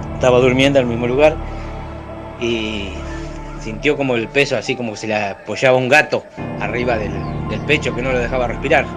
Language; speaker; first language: Spanish; native; Spanish